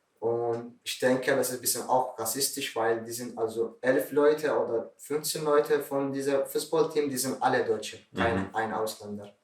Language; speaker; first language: German; non-native, learner; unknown